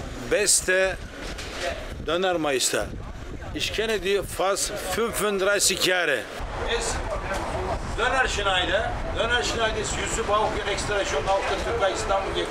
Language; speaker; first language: German; non-native, learner; Turkish